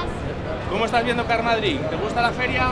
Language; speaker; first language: Spanish; native; Spanish